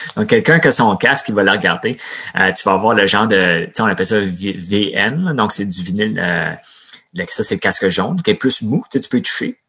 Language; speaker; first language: French; native; French